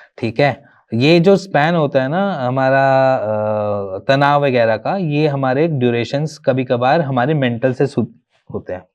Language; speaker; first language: Hindi; native; Hindi